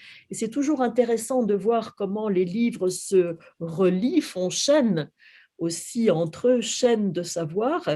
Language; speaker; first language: French; native; French